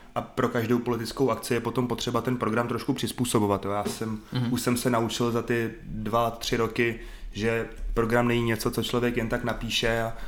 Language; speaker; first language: Czech; native; Czech